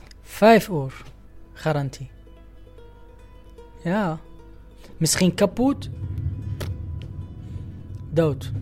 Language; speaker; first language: Dutch; non-native, learner; Arabic